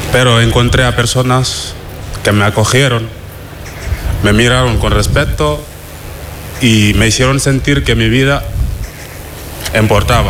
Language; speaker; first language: Spanish; non-native, fluent; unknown